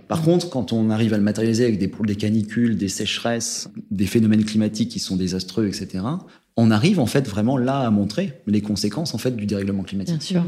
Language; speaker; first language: French; native; French